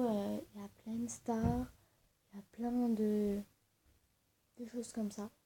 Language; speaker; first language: French; early bilingual, other home language; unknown